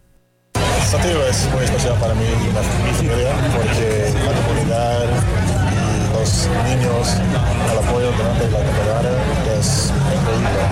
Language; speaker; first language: Spanish; non-native, fluent; English